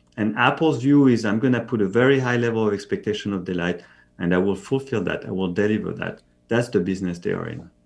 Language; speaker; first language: English; non-native, fluent; French